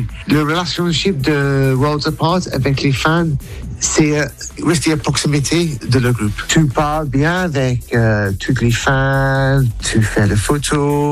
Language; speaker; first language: French; non-native, learner; English